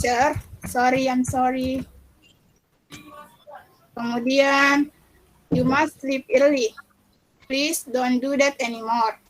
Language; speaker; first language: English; non-native, fluent; Indonesian